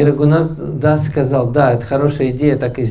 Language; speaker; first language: Russian; native; Russian